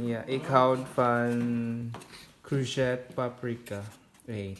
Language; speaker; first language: Dutch; non-native, learner; Cebuano